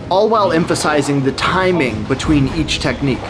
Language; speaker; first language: English; native; English